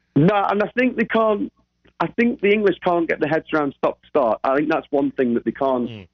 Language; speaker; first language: English; native; English